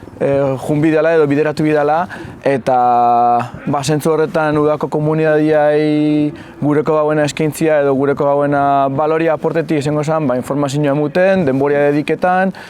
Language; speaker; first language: Basque; native; Basque